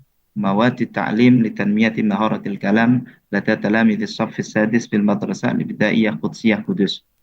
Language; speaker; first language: Arabic; non-native, fluent; Indonesian